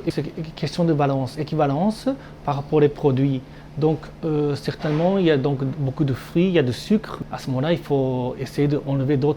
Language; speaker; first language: French; non-native, learner; Japanese